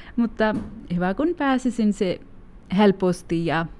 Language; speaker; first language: Finnish; non-native, fluent; Urdu